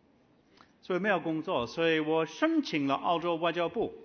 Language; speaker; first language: Chinese; non-native, fluent; English